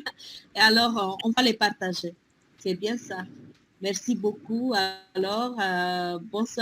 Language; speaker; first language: French; non-native, fluent; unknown